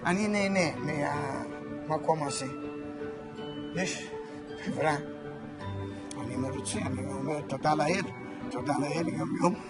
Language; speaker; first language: Hebrew; non-native, fluent; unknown